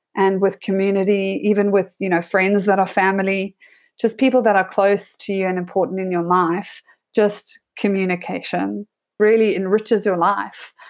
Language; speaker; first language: English; native; English